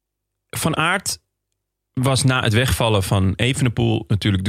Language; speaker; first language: Dutch; native; Dutch